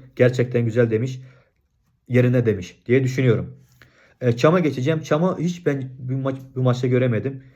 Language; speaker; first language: Turkish; non-native, fluent; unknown